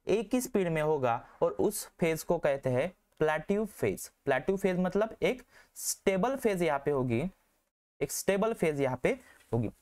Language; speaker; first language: Hindi; non-native, local second language; Marathi